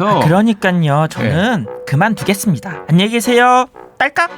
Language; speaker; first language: Korean; native; Korean